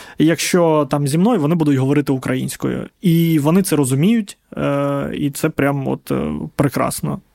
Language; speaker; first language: Ukrainian; non-native, local second language; Russian